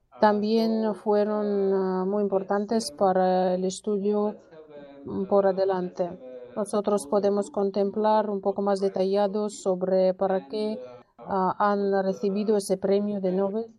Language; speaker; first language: Spanish; non-native, learner; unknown